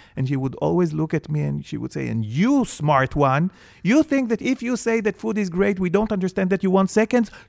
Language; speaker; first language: English; non-native, fluent; Hebrew